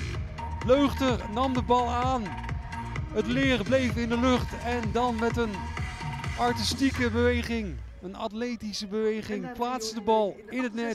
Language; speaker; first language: Dutch; native; Dutch